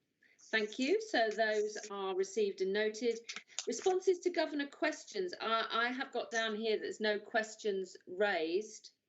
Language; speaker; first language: English; native; English